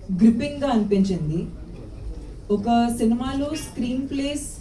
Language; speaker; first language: Telugu; non-native, local second language; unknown